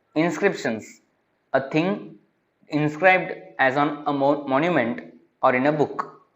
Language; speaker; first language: English; non-native, local second language; Marathi